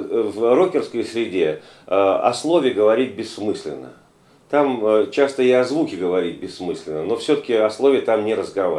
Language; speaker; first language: Russian; native; Russian